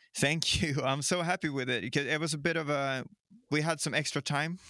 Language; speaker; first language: English; non-native, fluent; Swedish